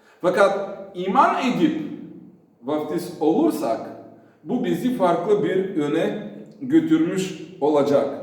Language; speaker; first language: Turkish; non-native, fluent; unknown